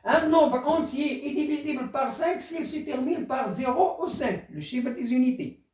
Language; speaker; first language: French; non-native, local second language; Arabic